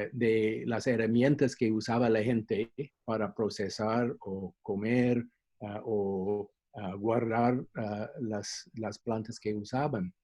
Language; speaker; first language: Spanish; non-native, fluent; English